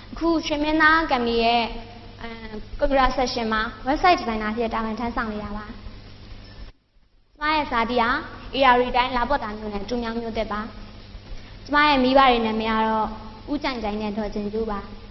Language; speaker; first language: Burmese; native; Burmese